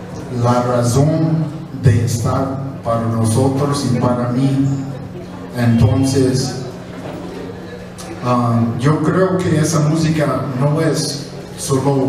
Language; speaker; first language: Spanish; non-native, fluent; English